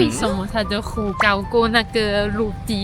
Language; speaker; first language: Chinese; native; Chinese